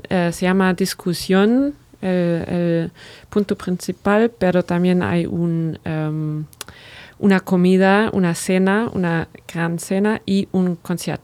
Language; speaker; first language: Spanish; non-native, fluent; German